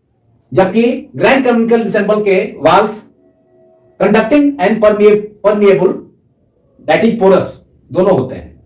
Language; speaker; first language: Hindi; native; Hindi